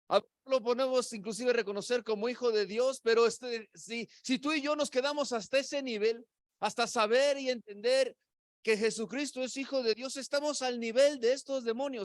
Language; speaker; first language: Spanish; native; Spanish